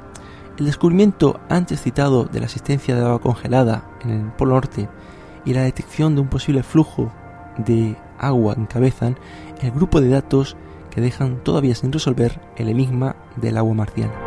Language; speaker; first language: Spanish; native; Spanish